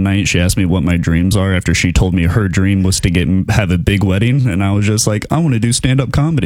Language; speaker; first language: English; native; English